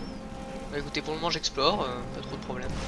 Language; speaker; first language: French; native; French